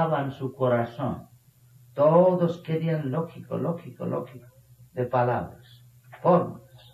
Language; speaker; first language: Spanish; non-native, fluent; Bangla